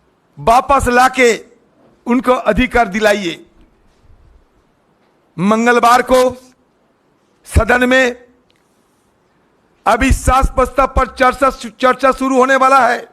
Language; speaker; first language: Hindi; non-native, local second language; Bangla